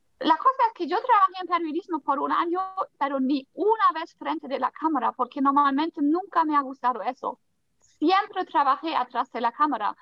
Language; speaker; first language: Spanish; non-native, fluent; German